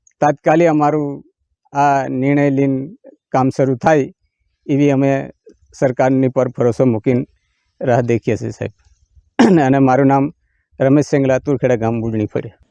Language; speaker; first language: Gujarati; non-native, local second language; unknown